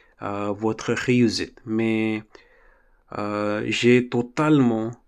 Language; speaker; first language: French; non-native, learner; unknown